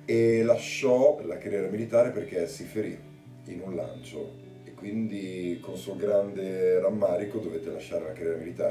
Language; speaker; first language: Italian; native; Italian